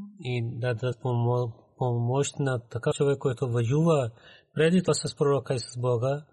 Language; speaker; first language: Bulgarian; non-native, fluent; Urdu